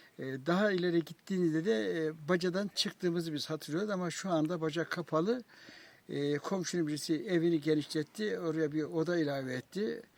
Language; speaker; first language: Turkish; native; Turkish